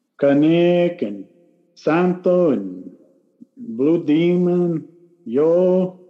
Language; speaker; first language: Spanish; non-native, learner; English